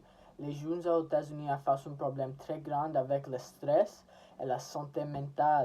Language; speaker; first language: French; non-native, learner; English